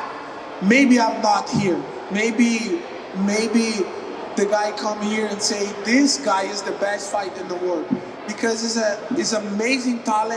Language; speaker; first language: English; non-native, learner; Portuguese